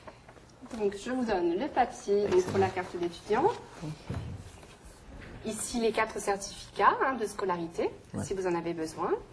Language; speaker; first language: French; native; French